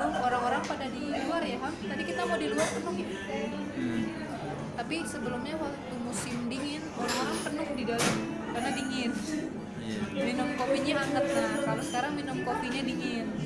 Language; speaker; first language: Indonesian; native; Indonesian